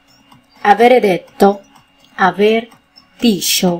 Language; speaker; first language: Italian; non-native, learner; Spanish